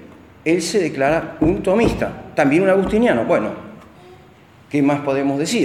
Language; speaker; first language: Spanish; native; Spanish